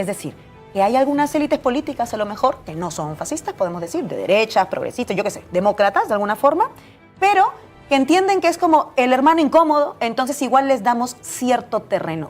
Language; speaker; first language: Spanish; native; Spanish